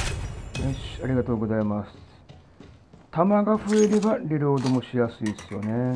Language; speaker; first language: Japanese; native; Japanese